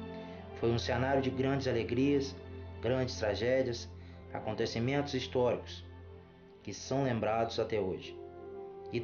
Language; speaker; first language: Portuguese; native; Portuguese